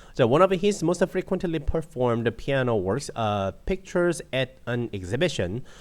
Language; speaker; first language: English; non-native, fluent; Korean